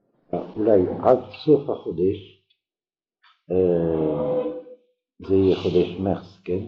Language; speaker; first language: Hebrew; non-native, fluent; French